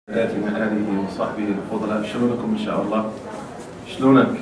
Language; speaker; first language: Arabic; non-native, fluent; English